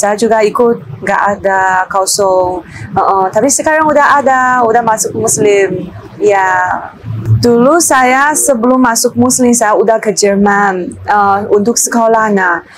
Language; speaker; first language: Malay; non-native, learner; Chinese